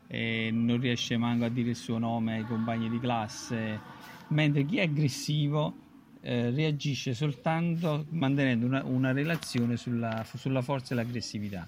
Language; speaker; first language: Italian; native; Italian